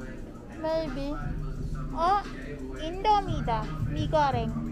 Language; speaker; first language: Korean; non-native, learner; Filipino